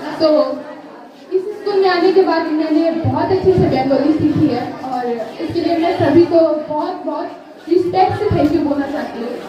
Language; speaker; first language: Hindi; non-native, local second language; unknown